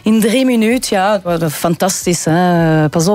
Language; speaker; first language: Dutch; non-native, local second language; French